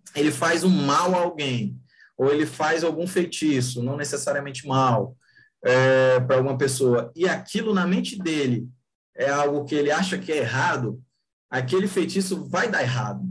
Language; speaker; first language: Portuguese; native; Portuguese